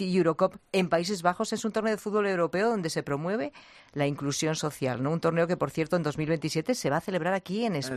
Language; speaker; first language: Spanish; native; Spanish